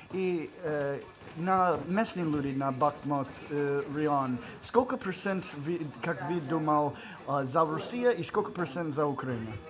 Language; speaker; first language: Russian; non-native, learner; English